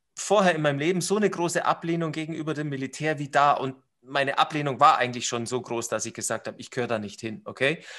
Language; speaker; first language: German; native; German